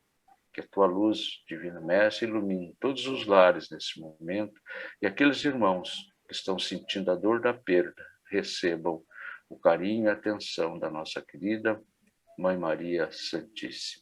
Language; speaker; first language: Portuguese; native; Portuguese